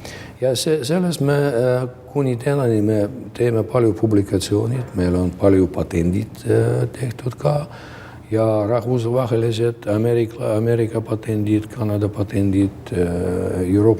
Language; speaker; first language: Estonian; non-native, local second language; Russian